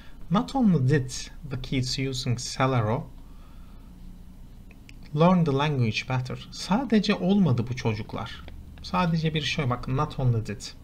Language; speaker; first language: English; non-native, fluent; Turkish